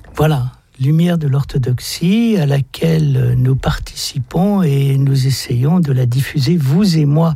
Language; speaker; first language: French; native; French